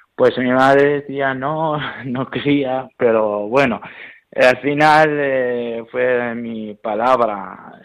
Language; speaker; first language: Spanish; non-native, learner; Arabic